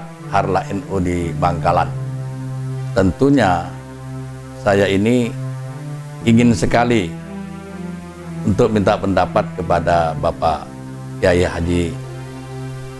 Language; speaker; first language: Indonesian; non-native, local second language; Madurese